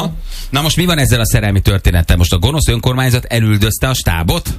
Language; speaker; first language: Hungarian; native; Hungarian